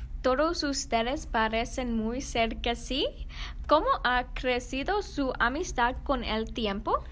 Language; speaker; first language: Spanish; non-native, learner; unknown